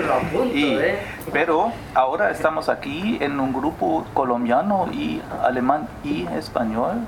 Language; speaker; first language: Spanish; non-native, fluent; German